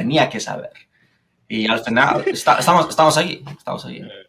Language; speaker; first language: Spanish; non-native, fluent; English